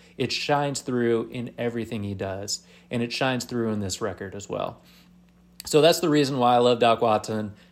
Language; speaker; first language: English; native; English